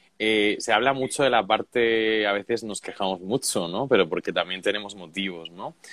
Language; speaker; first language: Spanish; native; Spanish